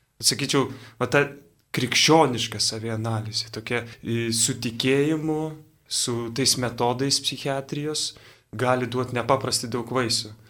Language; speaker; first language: Lithuanian; native; Lithuanian